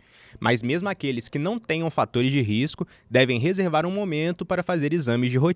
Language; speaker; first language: Portuguese; native; Portuguese